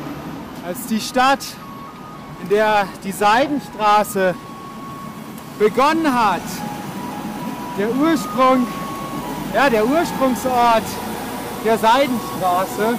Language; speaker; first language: German; native; German